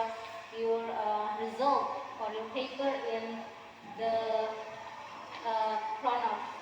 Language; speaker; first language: English; non-native, learner; Indonesian